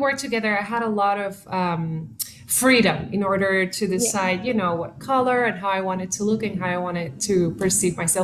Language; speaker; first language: English; non-native, fluent; Spanish